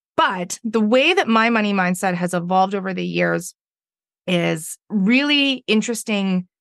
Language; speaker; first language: English; native; English